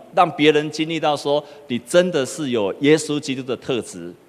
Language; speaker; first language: Chinese; native; Chinese